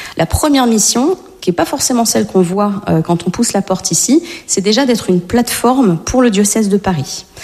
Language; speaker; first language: French; native; French